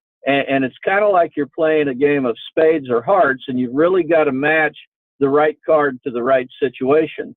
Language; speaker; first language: English; native; English